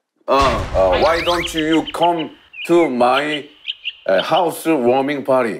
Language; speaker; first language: English; non-native, learner; Korean